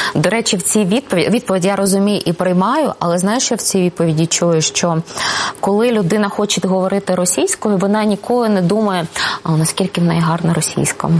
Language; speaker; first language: Ukrainian; non-native, local second language; Russian